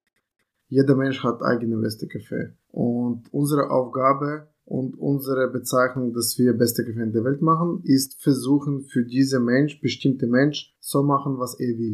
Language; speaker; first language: German; non-native, fluent; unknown